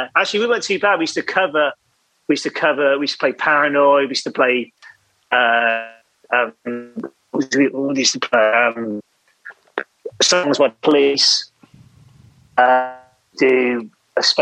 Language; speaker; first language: English; native; English